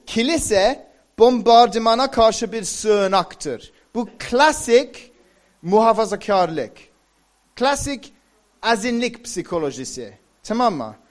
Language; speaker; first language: Turkish; non-native, fluent; English